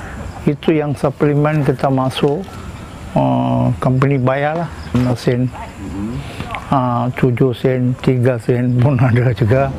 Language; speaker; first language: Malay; non-native, local second language; Tamil